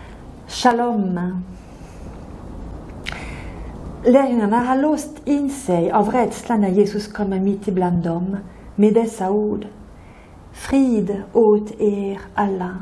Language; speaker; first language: Swedish; non-native, fluent; French